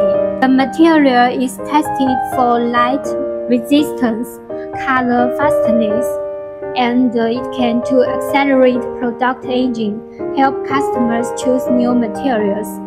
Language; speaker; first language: English; non-native, learner; Chinese